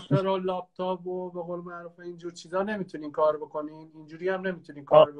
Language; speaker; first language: Persian; native; Persian